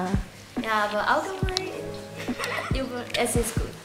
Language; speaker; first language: German; non-native, learner; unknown